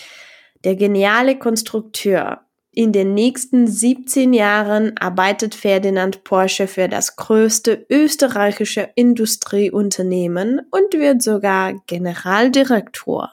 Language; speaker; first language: German; non-native, fluent; Czech